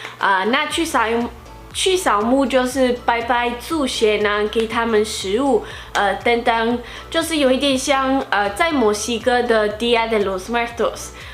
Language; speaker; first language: Chinese; non-native, fluent; Portuguese